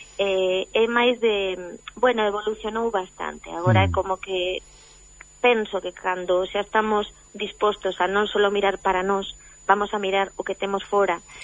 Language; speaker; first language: Galician; non-native, local second language; Spanish